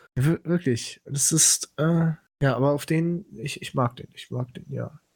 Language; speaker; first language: German; non-native, fluent; Polish